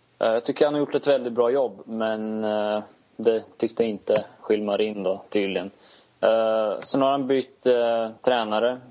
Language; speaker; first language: Swedish; native; Swedish